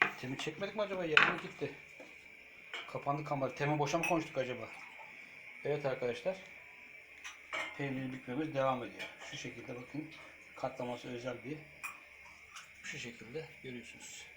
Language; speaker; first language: Turkish; native; Turkish